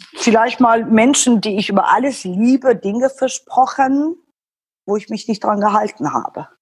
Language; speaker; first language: German; non-native, fluent; Persian